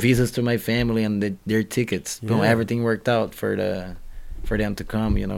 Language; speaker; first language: English; non-native, fluent; Portuguese